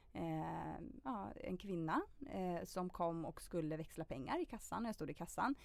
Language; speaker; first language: Swedish; early bilingual, other home language; Russian